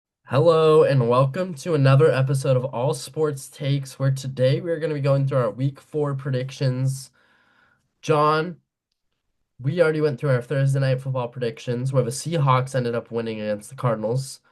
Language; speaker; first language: English; native; English